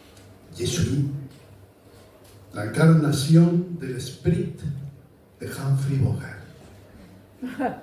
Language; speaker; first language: French; non-native, fluent; Spanish